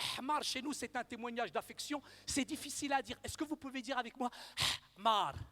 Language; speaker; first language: French; early bilingual, other home language; Arabic